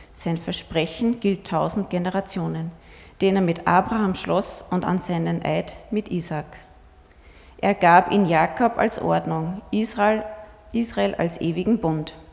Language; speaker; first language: German; native; German